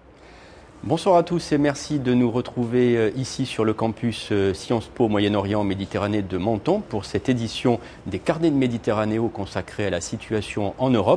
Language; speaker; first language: French; native; French